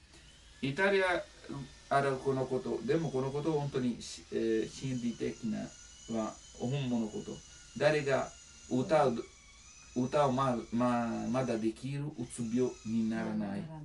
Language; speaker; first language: Japanese; non-native, learner; Italian